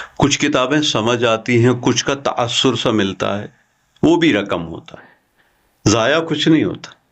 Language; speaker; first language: Hindi; non-native, local second language; Kashmiri